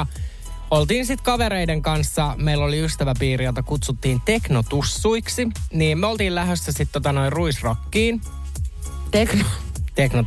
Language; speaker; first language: Finnish; native; Finnish